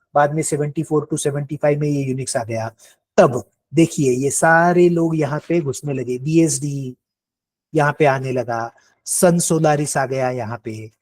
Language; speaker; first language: Hindi; non-native, local second language; Marathi